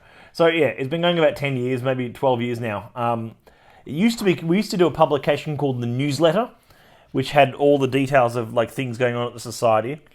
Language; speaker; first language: English; native; English